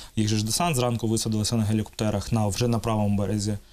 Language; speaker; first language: Ukrainian; non-native, local second language; Russian